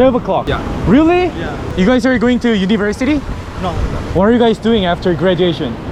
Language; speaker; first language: English; non-native, learner; Korean